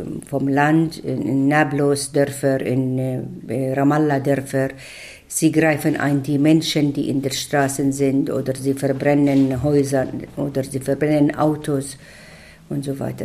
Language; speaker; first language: German; non-native, fluent; Arabic